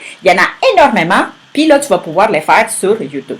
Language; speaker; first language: French; native; French